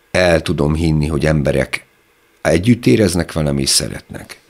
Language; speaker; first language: Hungarian; native; Hungarian